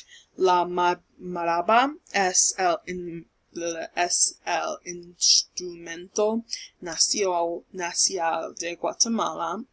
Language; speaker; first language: Spanish; non-native, learner; English